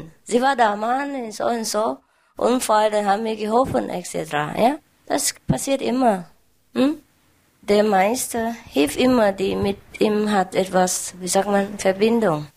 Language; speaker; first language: German; non-native, learner; Vietnamese